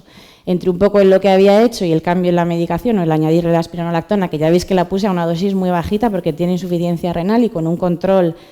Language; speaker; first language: Spanish; native; Spanish